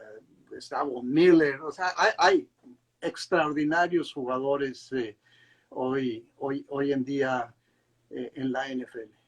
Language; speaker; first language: Spanish; native; Spanish